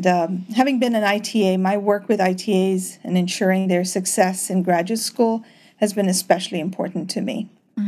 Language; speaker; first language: English; native; English